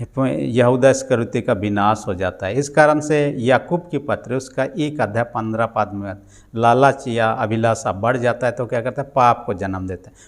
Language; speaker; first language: Hindi; non-native, local second language; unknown